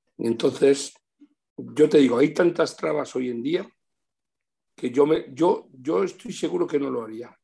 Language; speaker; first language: Spanish; early bilingual, heritage; Spanish